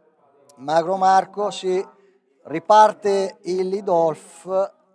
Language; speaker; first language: Italian; native; Italian